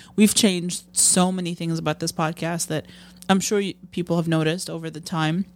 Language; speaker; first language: English; non-native, fluent; Arabic